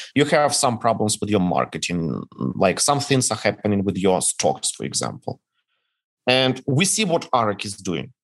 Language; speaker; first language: English; non-native, fluent; Ukrainian